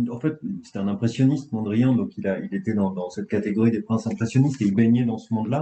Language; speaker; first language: French; native; French